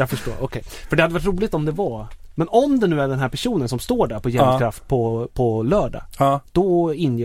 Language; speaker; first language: Swedish; native; Swedish